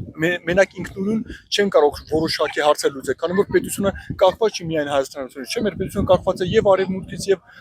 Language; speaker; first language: Armenian; native; Armenian